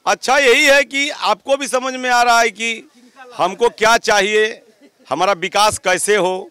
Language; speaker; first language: Hindi; native; Hindi